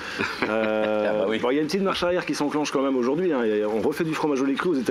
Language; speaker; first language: French; native; French